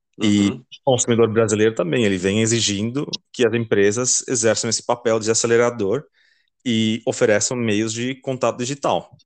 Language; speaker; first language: Portuguese; non-native, fluent; Dutch